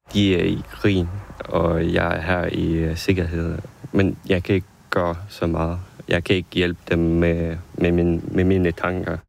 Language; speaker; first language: Danish; non-native, fluent; Ukrainian